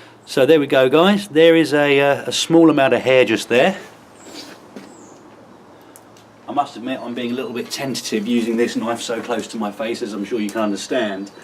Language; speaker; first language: English; native; English